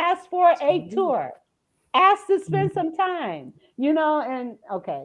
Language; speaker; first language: English; native; English